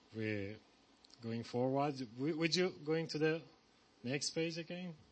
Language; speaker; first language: English; non-native, learner; Persian